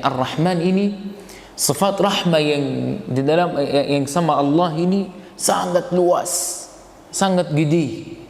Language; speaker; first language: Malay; non-native, fluent; Arabic